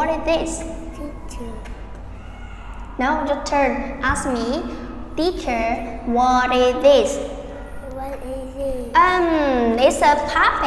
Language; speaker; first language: English; non-native, fluent; Vietnamese